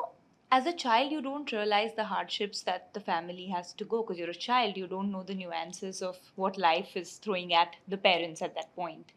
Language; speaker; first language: English; non-native, local second language; Hindi